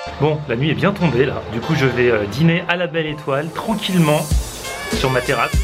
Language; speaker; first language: French; native; French